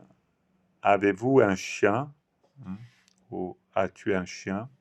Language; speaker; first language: French; non-native, fluent; Italian